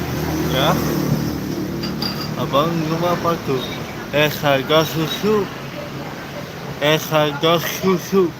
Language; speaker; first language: Indonesian; non-native, local second language; Balinese